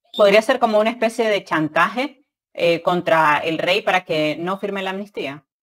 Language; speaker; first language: Spanish; native; Spanish